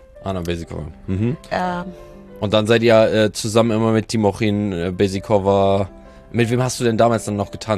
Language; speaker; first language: German; native; German